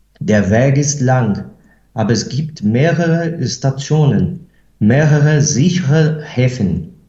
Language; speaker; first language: German; non-native, fluent; Portuguese